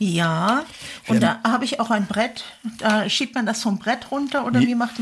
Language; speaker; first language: German; native; German